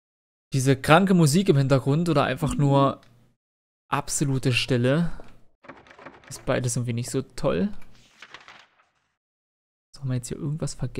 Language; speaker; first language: German; native; German